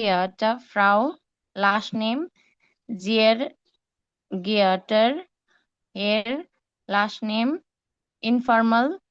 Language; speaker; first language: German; non-native, learner; Nepali